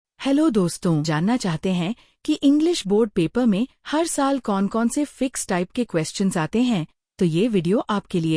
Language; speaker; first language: Hindi; native; Hindi